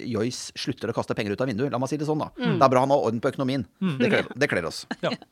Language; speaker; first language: Norwegian; native; Norwegian